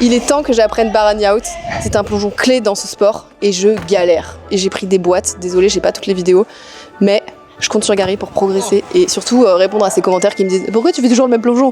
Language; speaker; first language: French; native; French